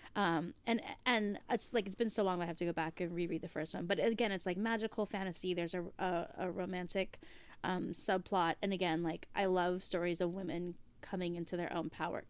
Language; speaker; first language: English; native; English